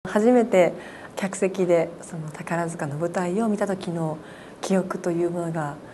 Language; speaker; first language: Japanese; native; Japanese